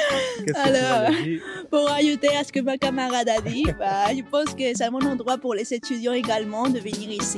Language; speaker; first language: French; non-native, fluent; Spanish